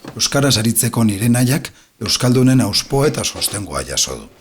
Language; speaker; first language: Basque; non-native, local second language; Spanish